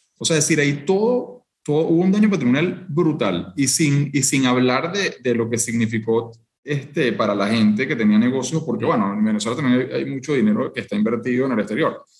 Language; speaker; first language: Spanish; native; Spanish